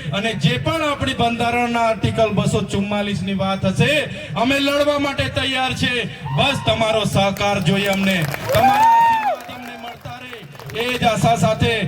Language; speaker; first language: Gujarati; non-native, local second language; Vasavi